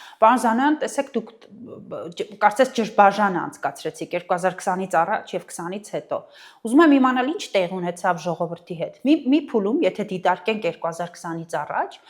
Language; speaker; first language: Armenian; native; Armenian